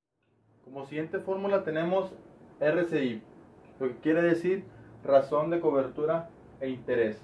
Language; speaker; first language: Spanish; native; Spanish